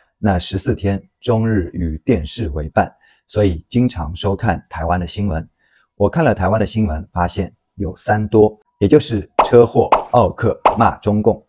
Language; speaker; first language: Chinese; native; Chinese